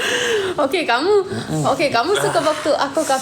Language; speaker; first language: Indonesian; non-native, fluent; Russian